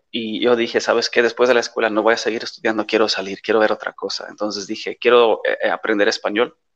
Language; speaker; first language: Spanish; non-native, fluent; Polish